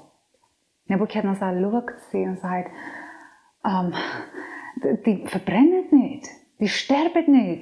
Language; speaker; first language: German; non-native, fluent; Persian